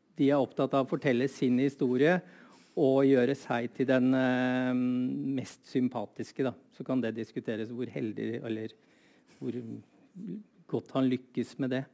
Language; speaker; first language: Norwegian; native; Norwegian